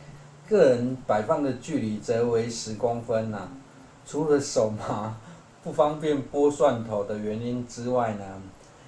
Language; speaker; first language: Chinese; native; Chinese